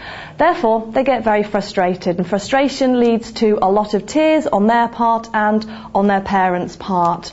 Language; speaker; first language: English; native; English